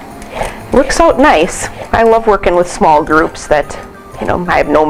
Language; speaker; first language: English; native; English